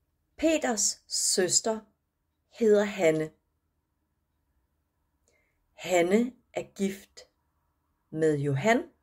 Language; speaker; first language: Danish; non-native, fluent; Japanese